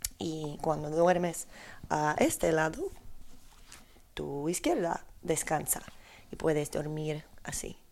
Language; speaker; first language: Spanish; non-native, learner; Polish